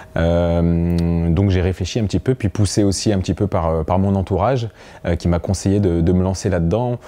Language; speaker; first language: French; native; French